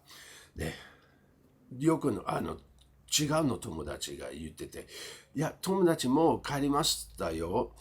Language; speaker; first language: Japanese; non-native, fluent; English